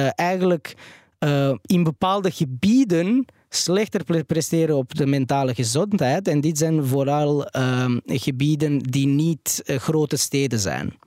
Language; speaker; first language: Dutch; early bilingual, other home language; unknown